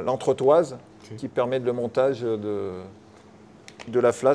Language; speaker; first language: French; native; French